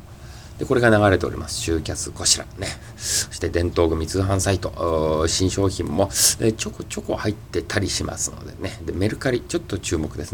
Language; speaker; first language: Japanese; native; Japanese